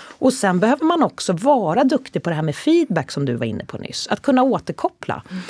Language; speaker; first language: Swedish; native; Swedish